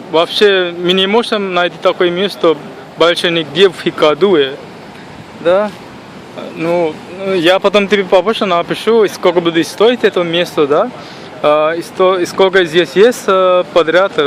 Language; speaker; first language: Russian; non-native, learner; Sinhala